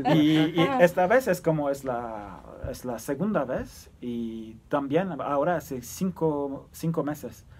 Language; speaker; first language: Spanish; early bilingual, other home language; Turkish